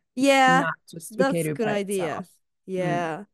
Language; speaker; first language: English; non-native, fluent; Japanese